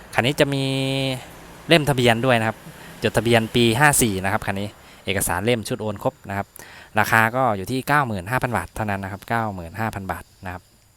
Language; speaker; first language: Thai; native; Thai